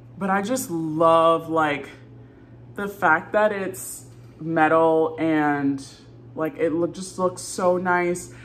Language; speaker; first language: English; native; English